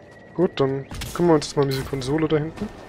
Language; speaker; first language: German; native; German